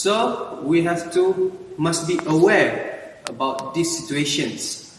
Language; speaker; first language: English; non-native, learner; Malay